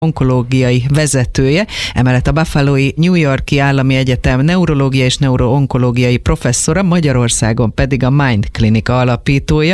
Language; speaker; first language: Hungarian; native; Hungarian